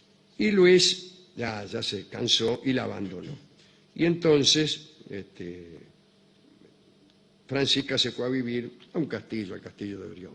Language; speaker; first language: Spanish; native; Spanish